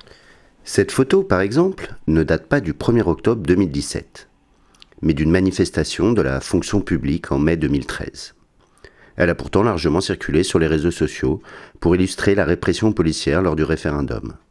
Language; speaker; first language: French; native; French